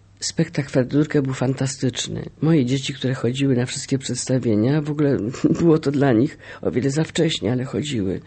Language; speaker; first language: Polish; native; Polish